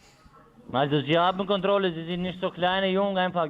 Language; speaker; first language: German; non-native, fluent; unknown